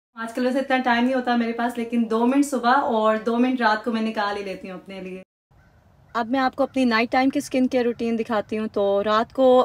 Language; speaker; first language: Urdu; native; Urdu